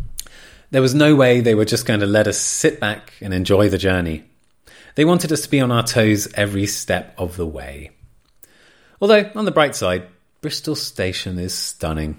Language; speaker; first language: English; native; English